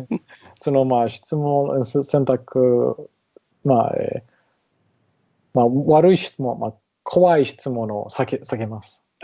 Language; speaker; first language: Japanese; non-native, learner; English